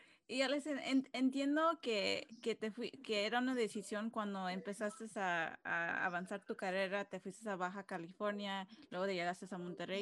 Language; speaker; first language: Spanish; early bilingual, other home language; English